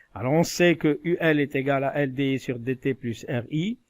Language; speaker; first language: French; non-native, local second language; Arabic